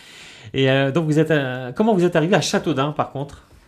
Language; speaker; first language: French; native; French